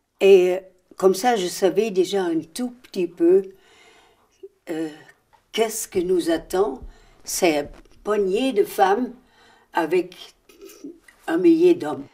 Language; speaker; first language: French; non-native, fluent; German